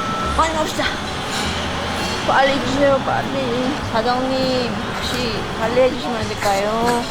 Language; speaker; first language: Korean; non-native, fluent; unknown